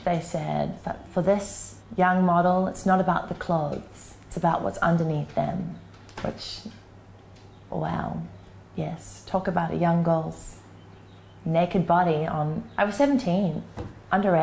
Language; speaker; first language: English; native; English